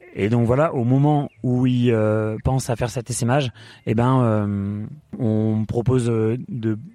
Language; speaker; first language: French; native; French